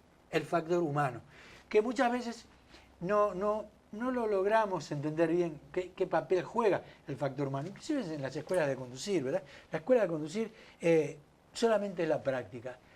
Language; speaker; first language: Spanish; native; Spanish